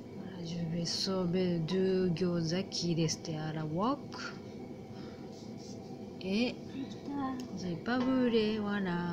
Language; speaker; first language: French; non-native, learner; Japanese